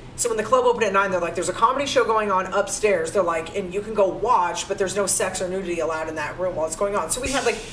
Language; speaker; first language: English; native; English